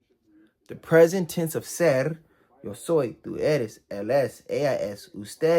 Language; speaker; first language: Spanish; non-native, learner; English